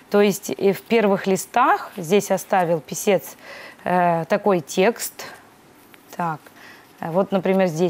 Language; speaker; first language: Russian; native; Russian